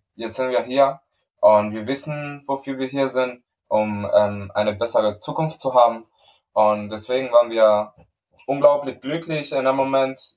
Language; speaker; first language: German; non-native, fluent; Spanish